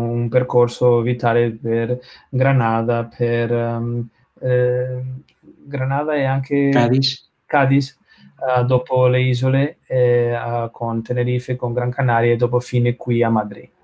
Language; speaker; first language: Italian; non-native, learner; Spanish